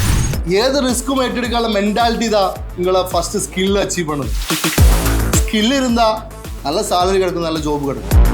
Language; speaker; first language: Tamil; non-native, learner; Malayalam